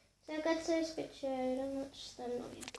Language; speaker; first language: Bulgarian; native; Bulgarian